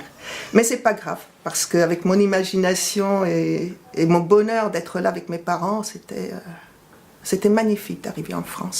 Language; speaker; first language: French; early bilingual, other home language; Italian